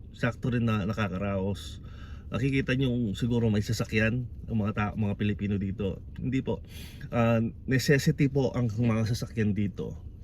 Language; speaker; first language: Filipino; native; Filipino